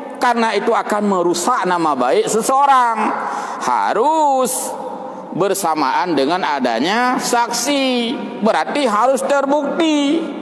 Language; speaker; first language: Malay; non-native, local second language; Achinese